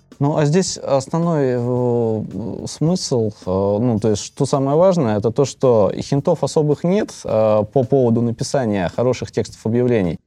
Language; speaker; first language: Russian; native; Russian